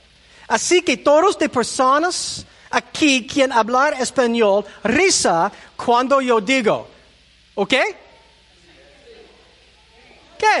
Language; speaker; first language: Spanish; non-native, learner; English